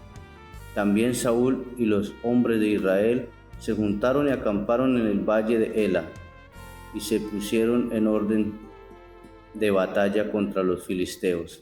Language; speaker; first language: Spanish; native; Spanish